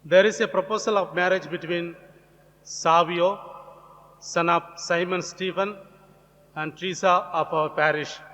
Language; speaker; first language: English; non-native, local second language; Gujarati